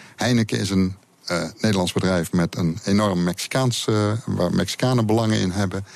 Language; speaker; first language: Dutch; native; Dutch